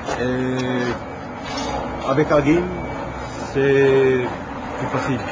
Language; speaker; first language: French; non-native, fluent; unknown